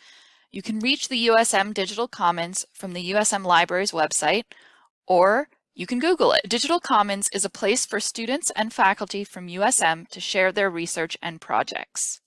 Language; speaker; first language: English; native; English